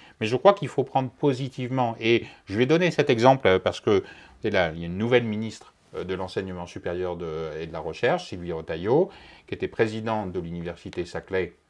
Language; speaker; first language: French; native; French